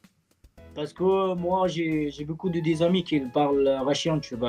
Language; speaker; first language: French; non-native, learner; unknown